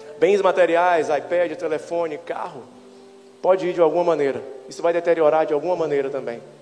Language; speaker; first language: Portuguese; native; Portuguese